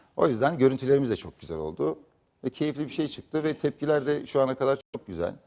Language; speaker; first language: Turkish; native; Turkish